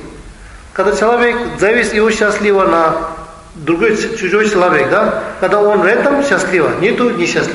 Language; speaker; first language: Russian; non-native, learner; Tibetan